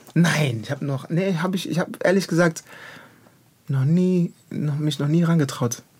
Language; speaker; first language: German; native; German